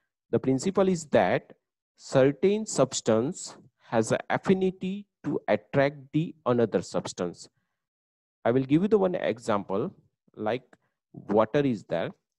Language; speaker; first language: English; non-native, local second language; Gujarati